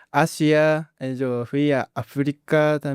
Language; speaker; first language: Spanish; non-native, learner; Japanese